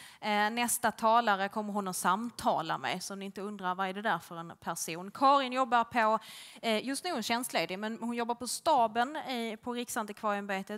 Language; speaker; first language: Swedish; native; Swedish